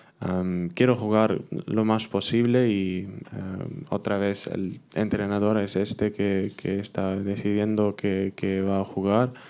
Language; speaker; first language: Spanish; non-native, fluent; German